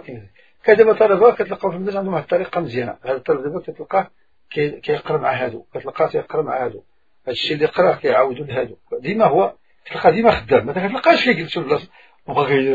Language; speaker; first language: Arabic; native; Arabic